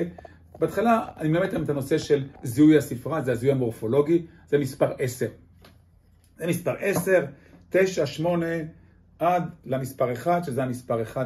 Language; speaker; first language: Hebrew; native; Hebrew